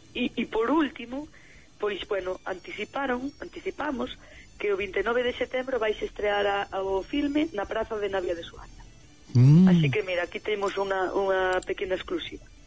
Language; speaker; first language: Galician; native; Galician